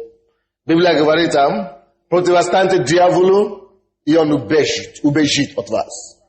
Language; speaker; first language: Russian; non-native, fluent; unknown